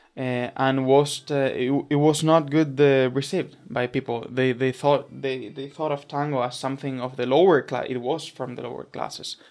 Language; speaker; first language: English; non-native, fluent; Spanish